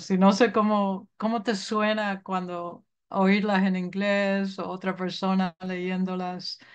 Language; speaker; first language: Spanish; early bilingual, heritage; Spanish